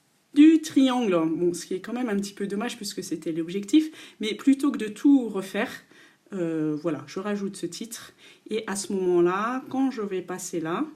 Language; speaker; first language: French; native; French